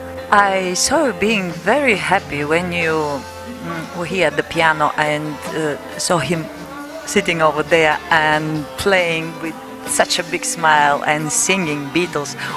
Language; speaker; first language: English; non-native, fluent; Bulgarian